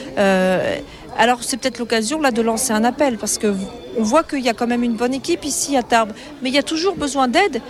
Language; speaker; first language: French; native; French